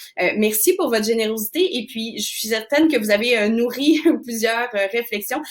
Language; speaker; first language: French; native; French